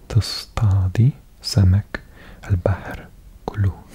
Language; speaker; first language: Arabic; non-native, learner; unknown